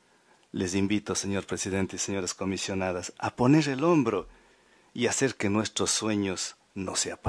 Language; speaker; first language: Spanish; native; Spanish